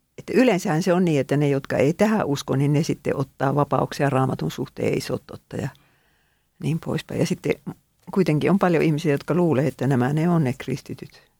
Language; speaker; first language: Finnish; native; Finnish